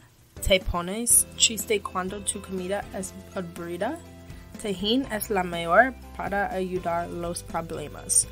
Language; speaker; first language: Spanish; non-native, learner; English